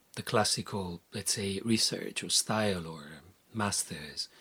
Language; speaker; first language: English; non-native, fluent; Italian